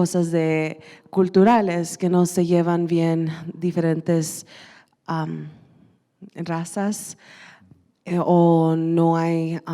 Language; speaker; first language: Spanish; early bilingual, heritage; Spanish